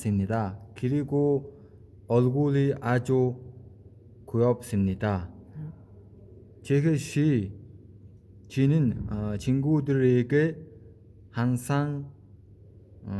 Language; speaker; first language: Korean; non-native, learner; Mongolian